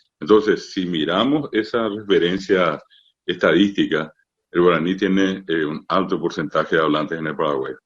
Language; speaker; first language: Spanish; non-native, local second language; Guarani